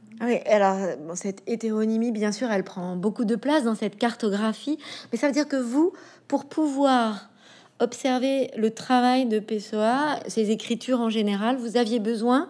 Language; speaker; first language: French; native; French